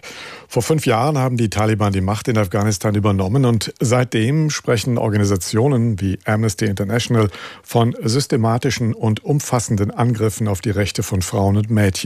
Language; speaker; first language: German; native; German